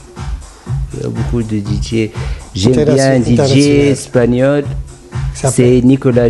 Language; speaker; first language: French; non-native, local second language; Arabic